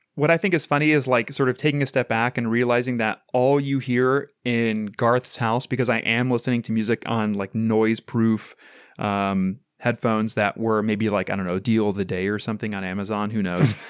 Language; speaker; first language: English; native; English